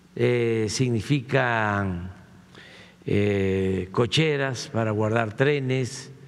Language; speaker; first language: Spanish; native; Spanish